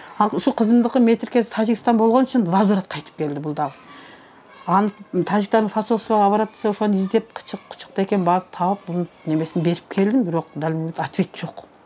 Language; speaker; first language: Kyrgyz; native; Kyrgyz